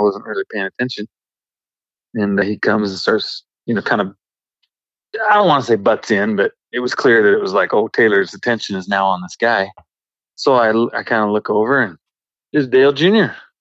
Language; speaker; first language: English; native; English